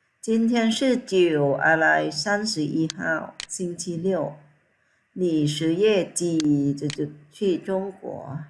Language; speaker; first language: Chinese; non-native, fluent; Thai